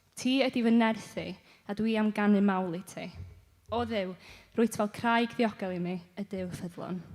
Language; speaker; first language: Welsh; native; Welsh